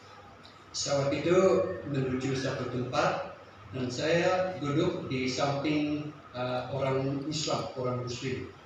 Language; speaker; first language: Indonesian; non-native, fluent; English